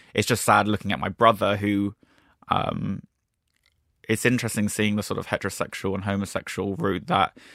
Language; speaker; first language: English; native; English